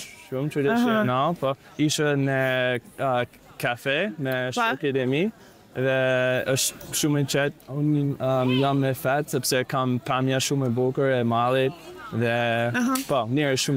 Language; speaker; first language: Albanian; non-native, learner; English